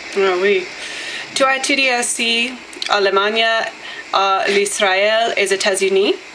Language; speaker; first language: French; non-native, learner; English